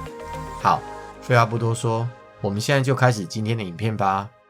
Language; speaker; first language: Chinese; native; Chinese